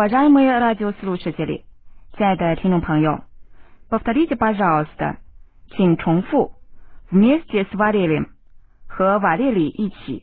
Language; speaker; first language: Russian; non-native, fluent; Chinese